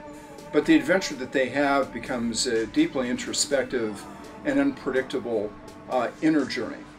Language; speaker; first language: English; native; English